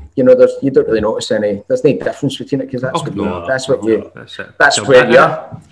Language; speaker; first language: English; native; English